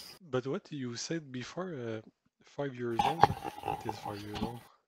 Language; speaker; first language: English; non-native, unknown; French